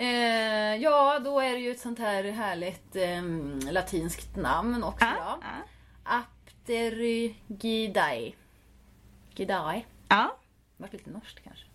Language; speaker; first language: Swedish; native; Swedish